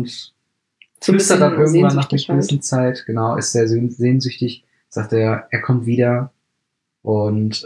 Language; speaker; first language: German; native; German